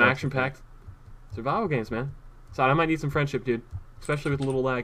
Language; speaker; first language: English; native; English